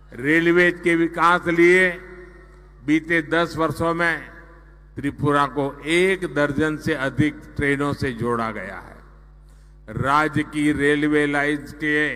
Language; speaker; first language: Hindi; non-native, local second language; Gujarati